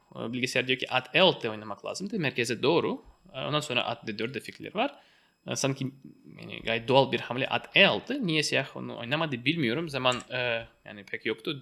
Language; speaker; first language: Turkish; non-native, fluent; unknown